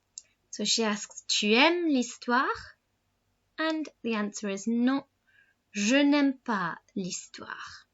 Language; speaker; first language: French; non-native, fluent; English